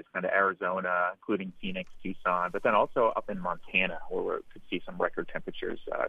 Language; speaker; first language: English; native; English